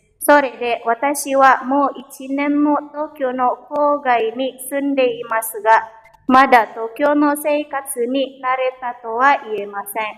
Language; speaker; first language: Japanese; non-native, learner; Indonesian